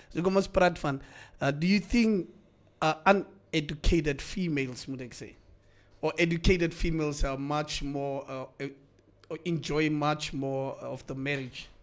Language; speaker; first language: English; non-native, local second language; Afrikaans